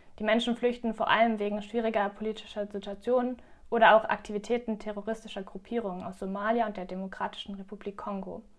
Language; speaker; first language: German; native; German